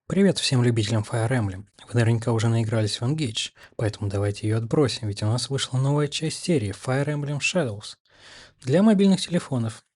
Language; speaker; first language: Russian; native; Russian